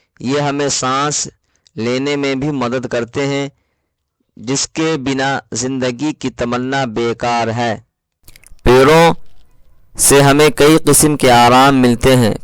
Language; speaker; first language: Urdu; native; Urdu